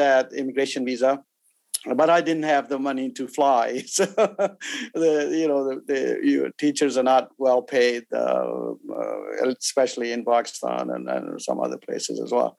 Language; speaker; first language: English; non-native, local second language; Urdu